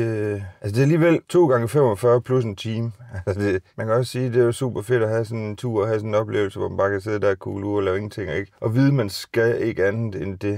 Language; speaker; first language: Danish; native; Danish